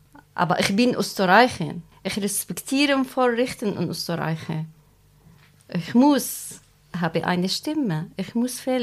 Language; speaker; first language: German; non-native, learner; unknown